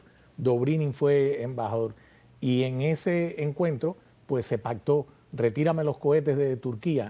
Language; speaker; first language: Spanish; native; Spanish